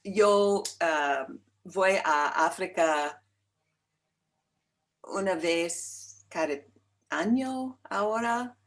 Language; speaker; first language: Spanish; non-native, learner; English